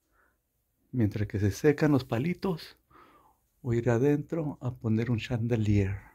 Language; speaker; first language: Spanish; early bilingual, heritage; Spanish